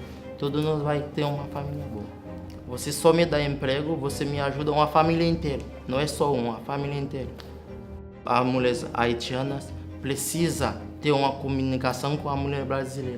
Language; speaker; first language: Portuguese; non-native, learner; Haitian Creole